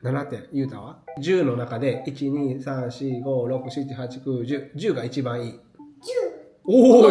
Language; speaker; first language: Japanese; native; Japanese